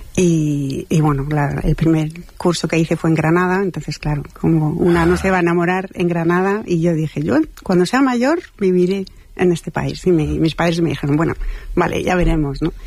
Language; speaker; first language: Spanish; non-native, fluent; French